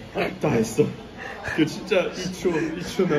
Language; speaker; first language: Korean; non-native, learner; French